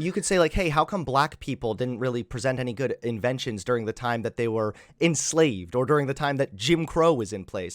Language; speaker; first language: English; native; English